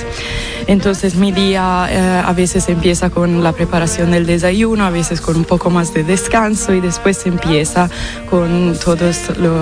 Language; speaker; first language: Spanish; non-native, fluent; Italian